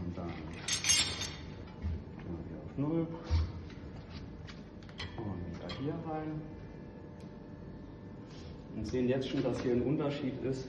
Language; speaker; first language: German; native; German